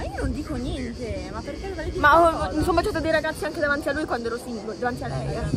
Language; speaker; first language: Italian; native; Italian